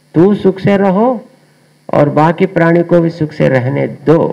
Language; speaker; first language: Hindi; non-native, local second language; Telugu